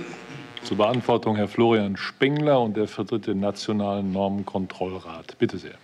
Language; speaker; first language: German; native; German